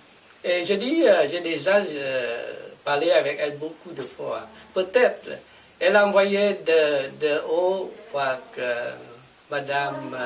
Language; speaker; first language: French; non-native, fluent; Vietnamese